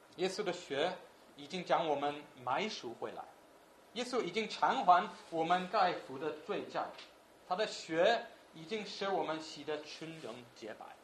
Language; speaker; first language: Chinese; non-native, fluent; English